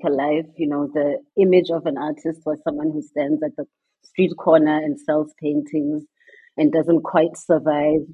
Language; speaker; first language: English; non-native, local second language; Tswana